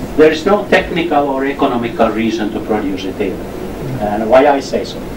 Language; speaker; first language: English; non-native, fluent; Finnish